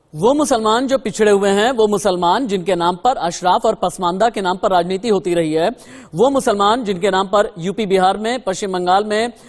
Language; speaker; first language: Hindi; native; Hindi